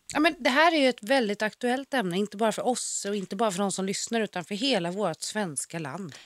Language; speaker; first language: Swedish; native; Swedish